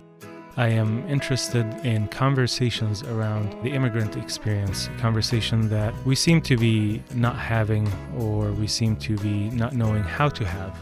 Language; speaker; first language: English; non-native, fluent; Arabic